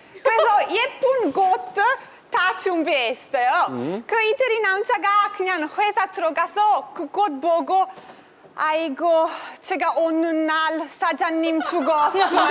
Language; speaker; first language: Korean; non-native, learner; Italian